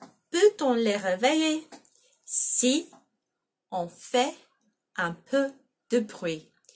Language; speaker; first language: French; non-native, fluent; English